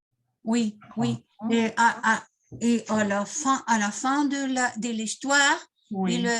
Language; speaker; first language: French; non-native, fluent; Spanish